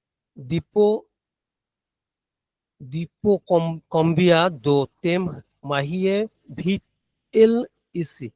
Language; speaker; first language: French; non-native, learner; Bangla